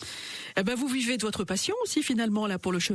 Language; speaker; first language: French; native; French